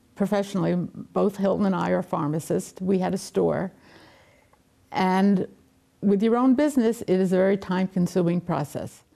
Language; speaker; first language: English; native; English